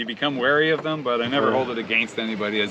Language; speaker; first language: English; native; English